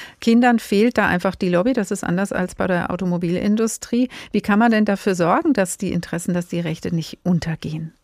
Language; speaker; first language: German; native; German